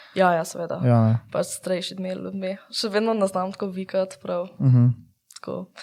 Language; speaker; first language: Slovenian; early bilingual, heritage; Slovenian